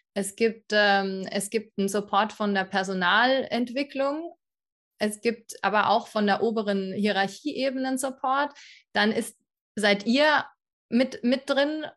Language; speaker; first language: German; native; German